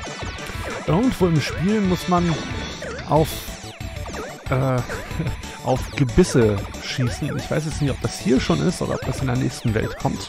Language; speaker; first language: German; native; German